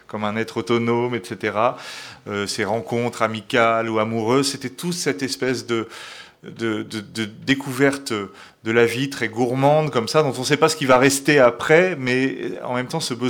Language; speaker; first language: French; native; French